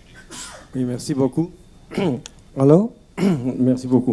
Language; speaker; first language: French; non-native, learner; German